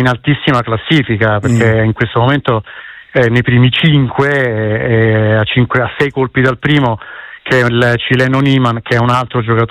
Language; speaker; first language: Italian; native; Italian